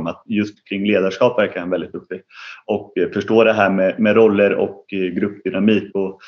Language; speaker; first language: Swedish; native; Swedish